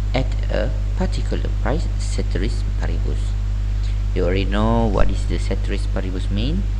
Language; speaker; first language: English; non-native, local second language; Malay